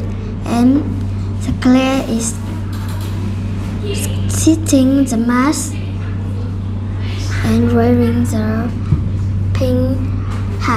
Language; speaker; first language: English; non-native, learner; Vietnamese